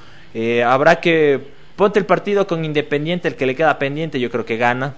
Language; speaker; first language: Spanish; native; Spanish